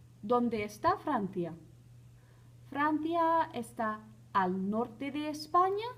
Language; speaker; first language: Spanish; non-native, fluent; French